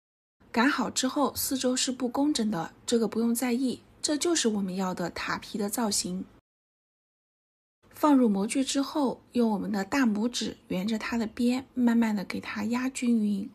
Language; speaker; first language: Chinese; native; Chinese